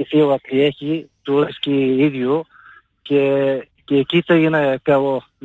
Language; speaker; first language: Greek; non-native, fluent; Bulgarian